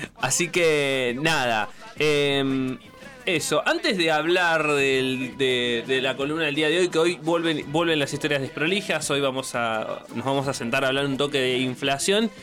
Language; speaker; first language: Spanish; native; Spanish